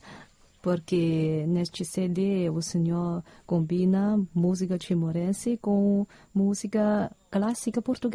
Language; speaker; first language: Portuguese; non-native, fluent; Chinese